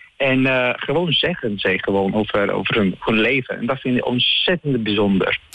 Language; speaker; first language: Dutch; non-native, learner; Italian